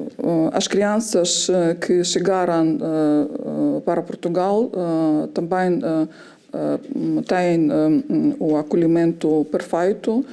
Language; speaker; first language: Portuguese; non-native, fluent; Ukrainian